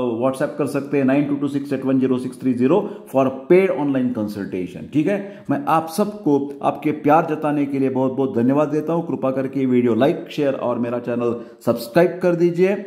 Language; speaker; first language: Hindi; non-native, local second language; Marathi